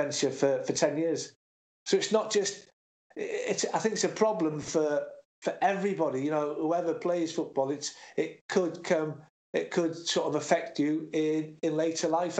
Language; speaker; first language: English; native; English